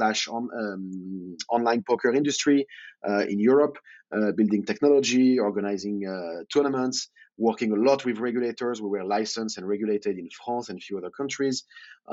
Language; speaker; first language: English; non-native, fluent; French